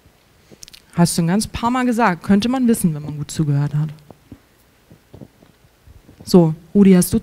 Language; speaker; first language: German; native; German